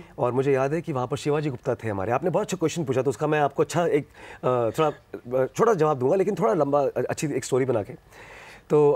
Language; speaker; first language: Hindi; non-native, local second language; Punjabi